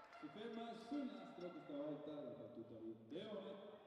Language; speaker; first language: Italian; native; Italian